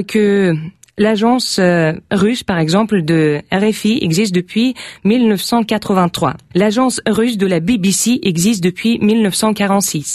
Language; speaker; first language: French; non-native, fluent; Russian